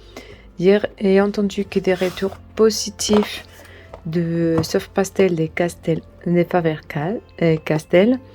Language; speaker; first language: French; non-native, learner; Spanish